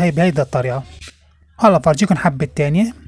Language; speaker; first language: Arabic; native; Arabic